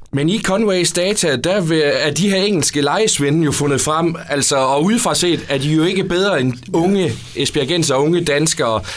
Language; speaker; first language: Danish; native; Danish